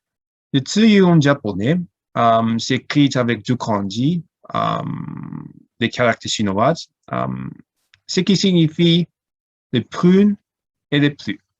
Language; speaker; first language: French; non-native, learner; Cantonese